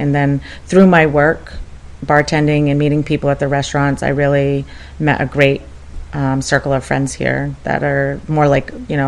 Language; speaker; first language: English; native; English